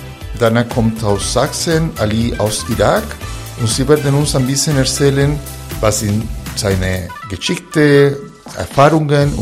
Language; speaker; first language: German; non-native, fluent; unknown